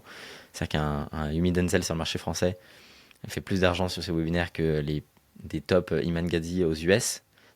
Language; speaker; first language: French; native; French